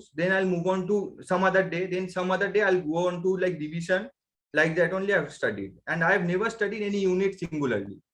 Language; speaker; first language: English; non-native, local second language; Bangla